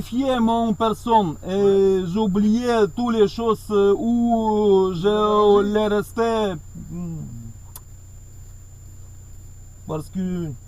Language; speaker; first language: French; non-native, learner; Russian